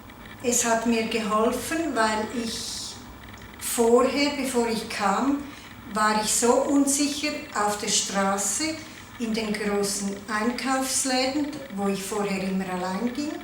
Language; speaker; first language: German; non-native, local second language; Italian